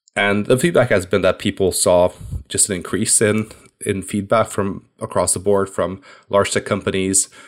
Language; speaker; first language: English; non-native, fluent; Hungarian